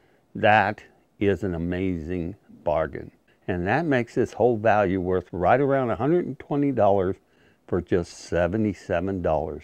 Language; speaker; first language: English; native; English